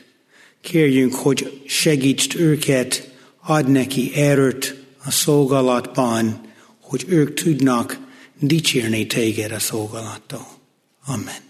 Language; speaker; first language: Hungarian; non-native, fluent; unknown